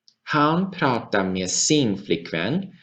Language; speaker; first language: Swedish; non-native, fluent; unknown